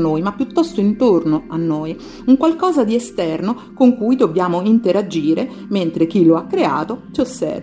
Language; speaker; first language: Italian; native; Italian